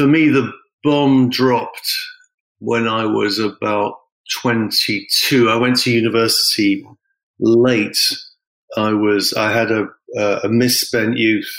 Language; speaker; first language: English; native; English